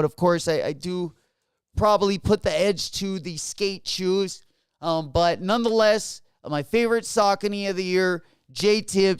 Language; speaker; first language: English; native; English